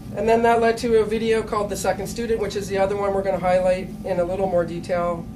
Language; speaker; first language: English; native; English